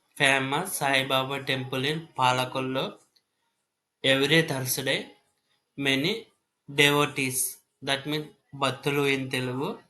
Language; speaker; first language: English; non-native, local second language; Telugu